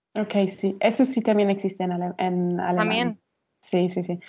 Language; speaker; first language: Spanish; non-native, fluent; German